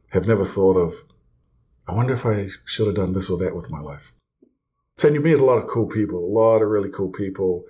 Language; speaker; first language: English; native; English